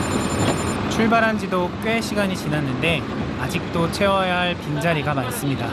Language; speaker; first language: Korean; native; Korean